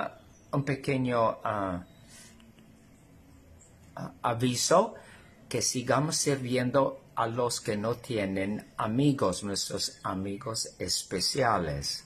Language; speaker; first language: Spanish; non-native, fluent; English